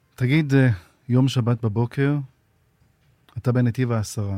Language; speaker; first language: Hebrew; native; Hebrew